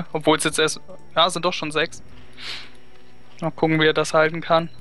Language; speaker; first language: German; native; German